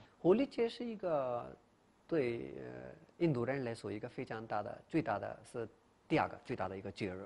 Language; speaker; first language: Chinese; non-native, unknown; Hindi